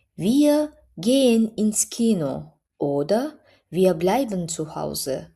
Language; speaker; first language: German; non-native, fluent; Azerbaijani